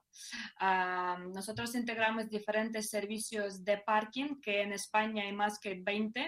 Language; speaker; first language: Spanish; non-native, fluent; Russian